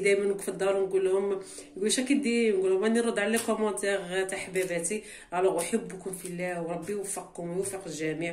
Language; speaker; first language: Arabic; native; Arabic